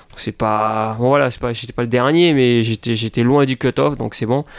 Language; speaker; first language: French; native; French